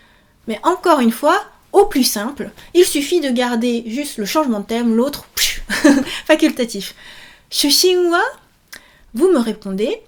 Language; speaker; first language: French; native; French